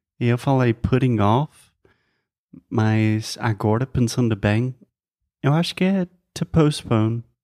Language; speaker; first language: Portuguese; non-native, fluent; English